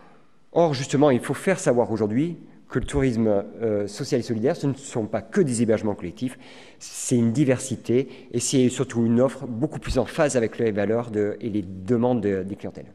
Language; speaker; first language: French; native; French